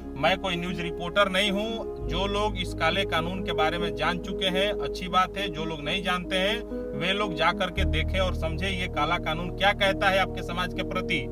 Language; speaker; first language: Hindi; native; Hindi